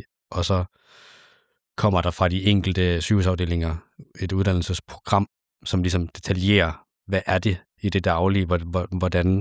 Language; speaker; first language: Danish; native; Danish